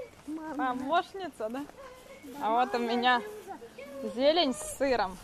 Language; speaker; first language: Russian; non-native, local second language; Ukrainian